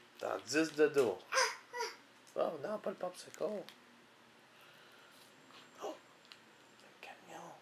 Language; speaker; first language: French; native; French